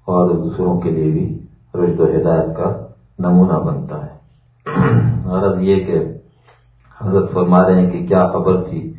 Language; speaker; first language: Urdu; native; Urdu